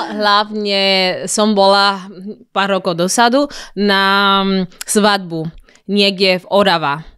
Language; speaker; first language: Slovak; non-native, learner; Spanish